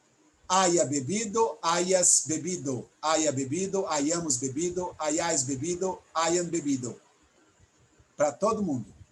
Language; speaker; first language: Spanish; non-native, fluent; Portuguese